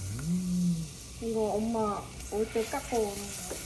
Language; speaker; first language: Korean; non-native, learner; Khmer